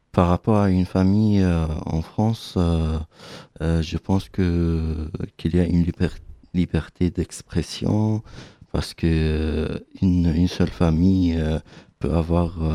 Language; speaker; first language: French; non-native, fluent; Arabic